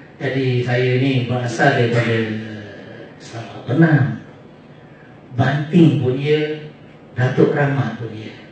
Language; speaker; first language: Malay; native; Malay